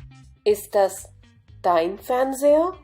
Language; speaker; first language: German; non-native, fluent; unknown